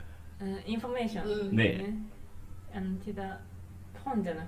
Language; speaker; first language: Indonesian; non-native, learner; Japanese